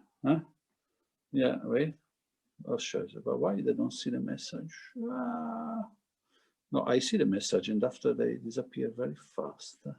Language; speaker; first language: English; non-native, fluent; Italian